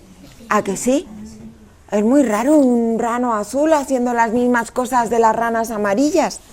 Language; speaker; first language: Spanish; native; Spanish